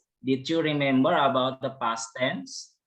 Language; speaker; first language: English; non-native, learner; Indonesian